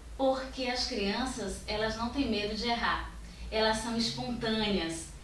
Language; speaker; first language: Portuguese; native; Portuguese